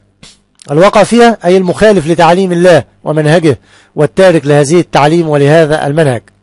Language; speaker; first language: Arabic; native; Arabic